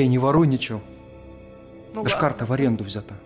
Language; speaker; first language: Russian; native; Russian